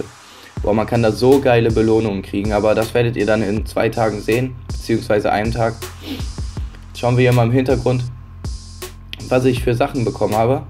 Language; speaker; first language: German; native; German